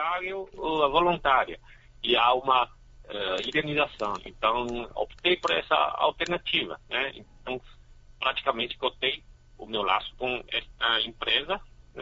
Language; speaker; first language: Portuguese; non-native, fluent; Chinese